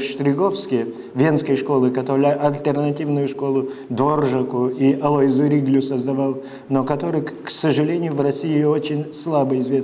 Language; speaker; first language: Russian; non-native, fluent; Lithuanian